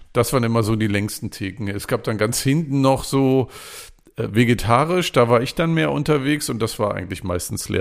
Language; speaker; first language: German; native; German